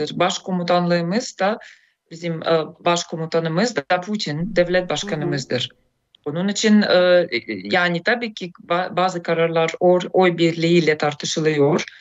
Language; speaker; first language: Turkish; non-native, fluent; Russian